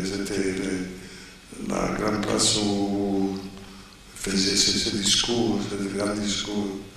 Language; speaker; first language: French; non-native, fluent; Italian